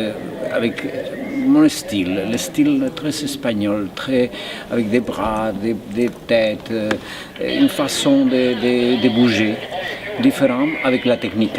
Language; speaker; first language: French; non-native, fluent; Spanish